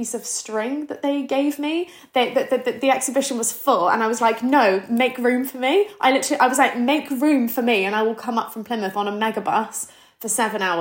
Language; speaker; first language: English; native; English